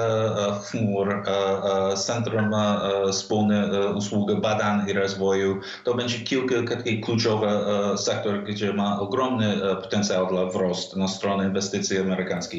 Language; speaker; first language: Polish; non-native, fluent; English